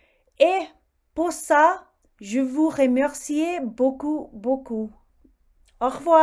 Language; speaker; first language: French; non-native, fluent; English